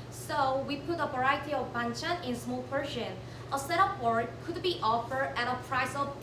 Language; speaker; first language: English; non-native, learner; Korean